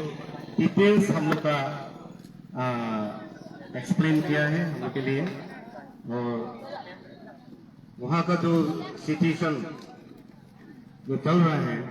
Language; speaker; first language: Hindi; non-native, local second language; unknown